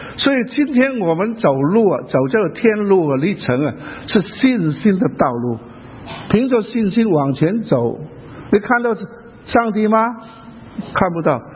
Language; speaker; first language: Chinese; non-native, local second language; Cantonese